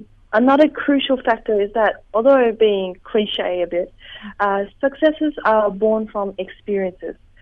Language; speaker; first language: English; early bilingual, other home language; Vietnamese